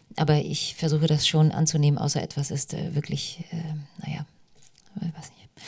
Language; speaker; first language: German; early bilingual, other home language; Polish